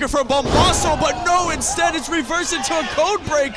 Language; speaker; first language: English; native; English